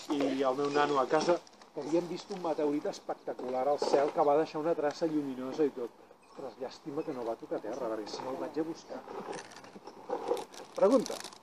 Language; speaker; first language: Catalan; native; Catalan